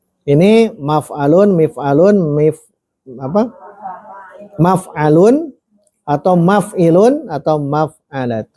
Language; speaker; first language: Arabic; non-native, local second language; Indonesian